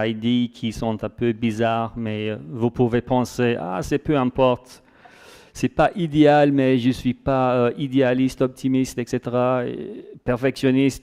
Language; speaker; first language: French; non-native, fluent; English